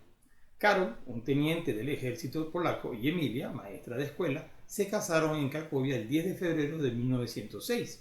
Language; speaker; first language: Spanish; native; Spanish